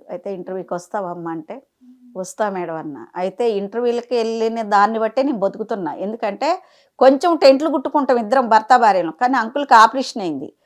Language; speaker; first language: Telugu; native; Telugu